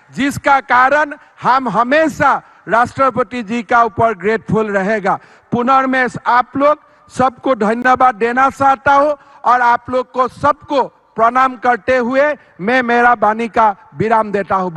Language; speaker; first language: Hindi; non-native, local second language; Assamese